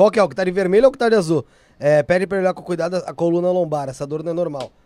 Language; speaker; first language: Portuguese; native; Portuguese